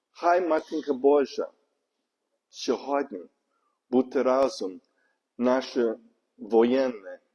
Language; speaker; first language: Ukrainian; non-native, learner; English